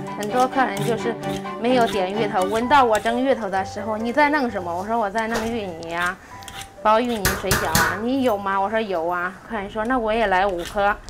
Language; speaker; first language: Chinese; native; Chinese